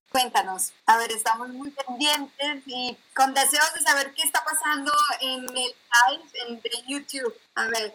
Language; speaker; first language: Spanish; native; Spanish